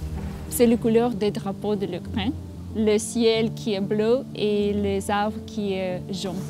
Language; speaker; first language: French; non-native, learner; Russian